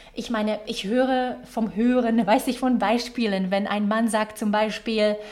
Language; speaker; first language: German; non-native, fluent; Slovak